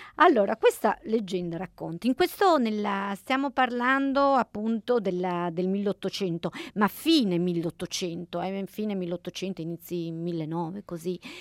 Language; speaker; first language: Italian; native; Italian